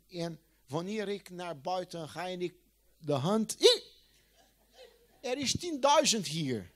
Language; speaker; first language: Dutch; non-native, fluent; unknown